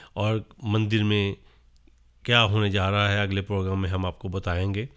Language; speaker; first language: Hindi; native; Hindi